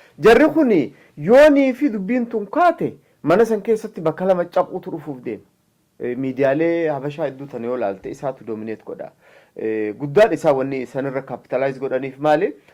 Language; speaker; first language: Oromo; native; Oromo